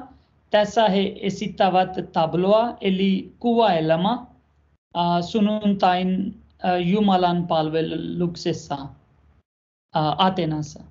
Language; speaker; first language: Finnish; non-native, learner; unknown